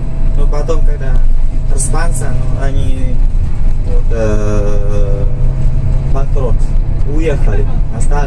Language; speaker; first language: Russian; non-native, learner; Vietnamese